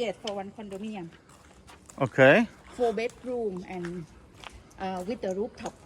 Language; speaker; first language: English; non-native, local second language; Thai